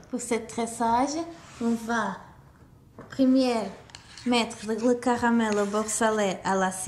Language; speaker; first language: French; non-native, fluent; Portuguese